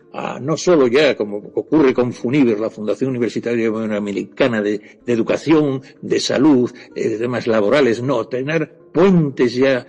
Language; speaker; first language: Spanish; native; Spanish